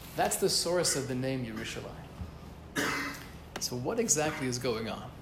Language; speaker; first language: English; native; English